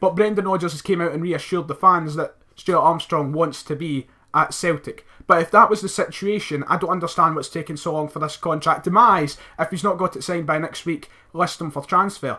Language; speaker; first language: English; native; English